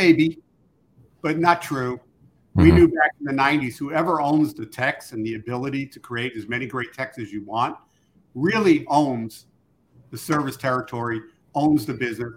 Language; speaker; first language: English; native; English